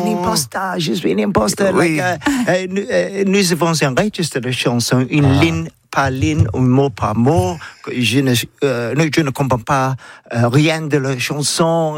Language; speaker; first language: French; non-native, learner; English